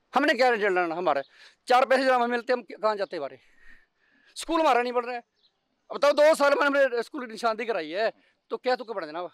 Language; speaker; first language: Hindi; native; Hindi